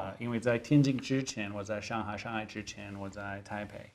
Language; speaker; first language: Chinese; non-native, fluent; English